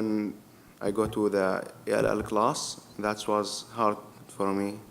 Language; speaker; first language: English; non-native, learner; Arabic